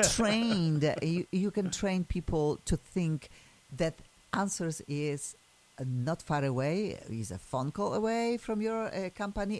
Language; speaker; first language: English; non-native, fluent; Polish